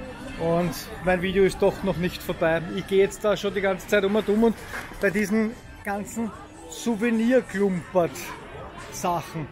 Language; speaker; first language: German; native; German